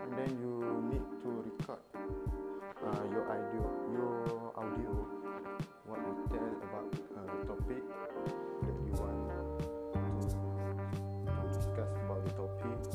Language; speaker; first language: English; non-native, learner; Malay